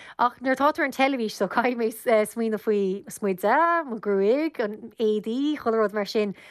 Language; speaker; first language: Irish; non-native, local second language; English